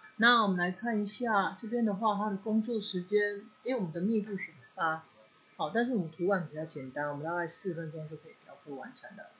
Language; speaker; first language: Chinese; native; Chinese